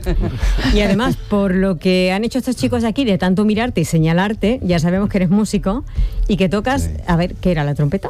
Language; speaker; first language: Spanish; native; Spanish